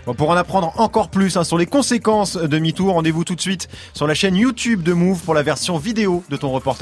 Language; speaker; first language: French; native; French